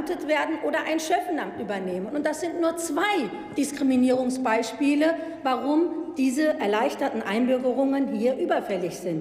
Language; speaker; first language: German; early bilingual, other home language; Turkish